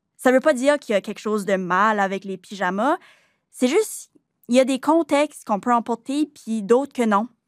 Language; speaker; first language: French; native; French